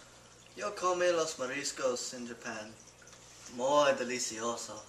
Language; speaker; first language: Spanish; non-native, learner; English